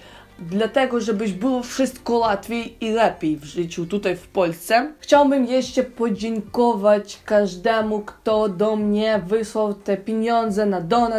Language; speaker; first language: Polish; non-native, learner; Ukrainian